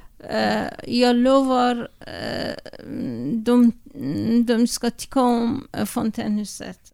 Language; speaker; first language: Swedish; non-native, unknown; Persian